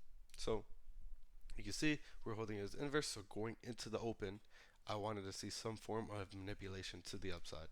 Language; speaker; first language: English; native; English